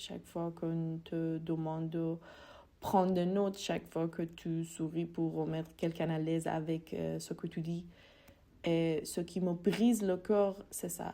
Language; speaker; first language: French; non-native, fluent; Persian